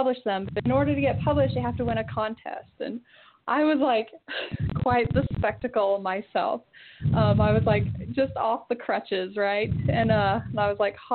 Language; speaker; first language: English; native; English